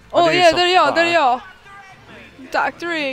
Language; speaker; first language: Swedish; native; Swedish